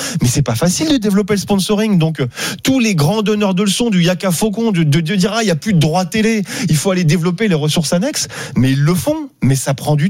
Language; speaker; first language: French; native; French